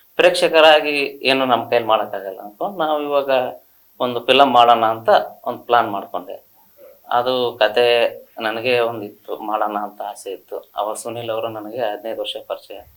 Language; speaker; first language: Kannada; native; Kannada